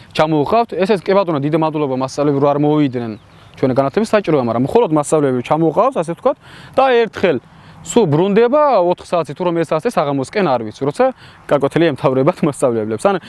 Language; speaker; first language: Georgian; non-native, local second language; Azerbaijani